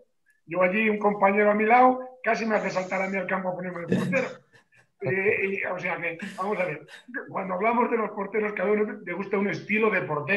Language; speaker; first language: Spanish; native; Spanish